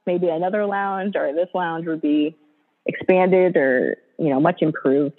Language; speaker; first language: English; native; English